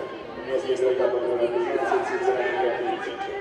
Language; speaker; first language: Russian; native; Russian